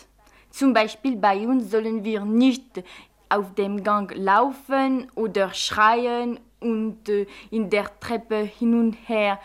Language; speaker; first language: German; non-native, fluent; French